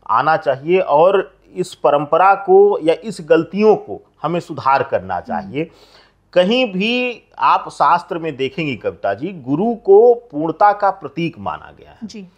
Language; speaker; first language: Hindi; native; Hindi